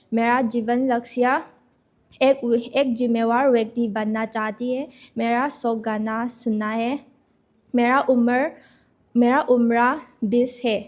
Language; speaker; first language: Hindi; non-native, local second language; Manipuri